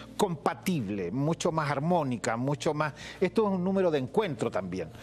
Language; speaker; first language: Spanish; native; Spanish